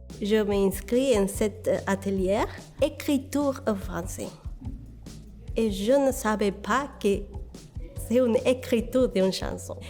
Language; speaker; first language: French; non-native, learner; Spanish